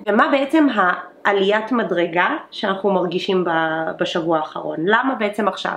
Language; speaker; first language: Hebrew; native; Hebrew